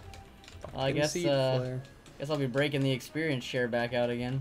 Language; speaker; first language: English; native; English